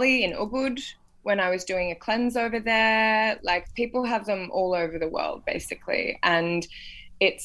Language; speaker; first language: English; native; English